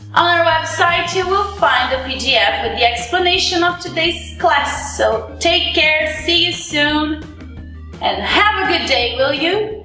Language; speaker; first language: English; non-native, fluent; Portuguese